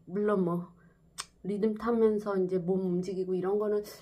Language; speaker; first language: Korean; native; Korean